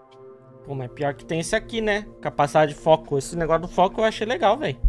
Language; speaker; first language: Portuguese; native; Portuguese